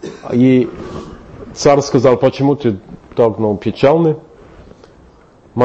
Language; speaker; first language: Russian; non-native, fluent; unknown